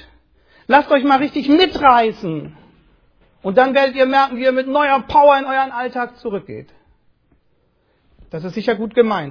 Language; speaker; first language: German; native; German